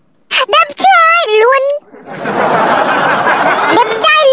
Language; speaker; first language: Vietnamese; non-native, learner; Indonesian